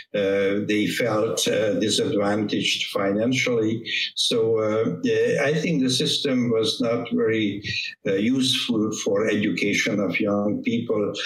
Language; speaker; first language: English; non-native, fluent; Hungarian